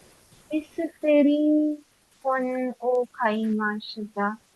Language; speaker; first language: Japanese; non-native, learner; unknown